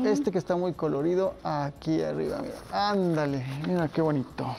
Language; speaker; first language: Spanish; native; Spanish